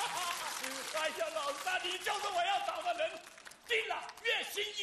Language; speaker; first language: Chinese; native; Chinese